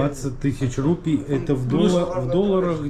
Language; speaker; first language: Russian; native; Russian